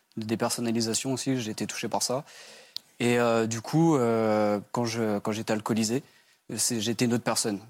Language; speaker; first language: French; native; French